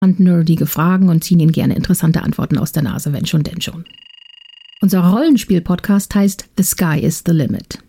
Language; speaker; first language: German; native; German